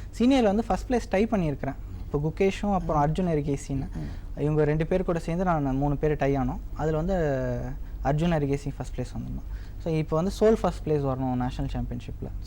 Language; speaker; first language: Tamil; native; Tamil